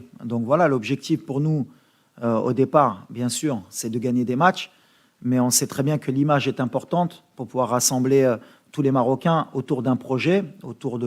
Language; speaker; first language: French; native; French